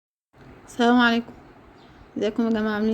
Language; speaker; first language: Arabic; native; Arabic